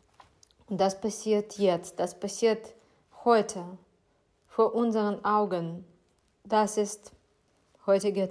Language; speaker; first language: German; non-native, fluent; Ukrainian